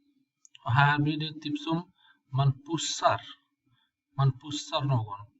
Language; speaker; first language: Swedish; non-native, fluent; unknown